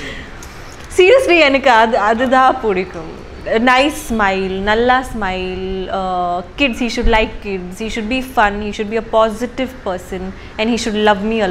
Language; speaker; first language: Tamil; non-native, learner; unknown